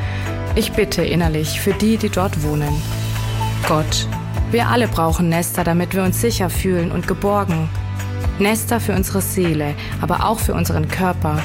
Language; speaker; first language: German; native; German